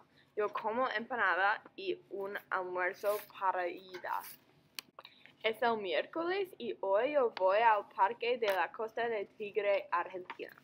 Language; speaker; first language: Spanish; non-native, learner; English